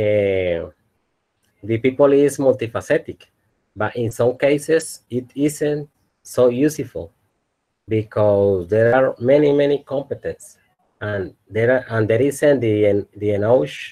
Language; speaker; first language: English; non-native, learner; Spanish